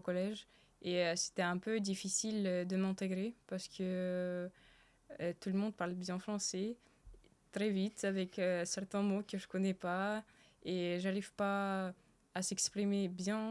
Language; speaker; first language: French; early bilingual, other home language; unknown